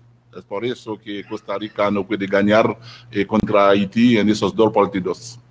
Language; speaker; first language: Spanish; non-native, learner; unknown